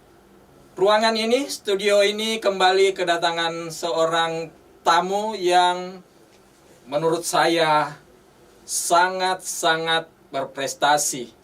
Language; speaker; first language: Indonesian; native; Indonesian